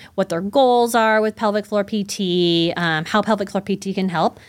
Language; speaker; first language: English; early bilingual, other home language; Chinese